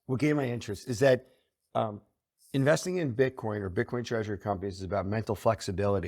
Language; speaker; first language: English; native; English